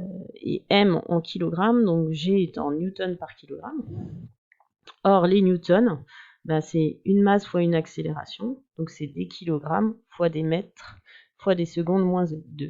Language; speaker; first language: French; native; French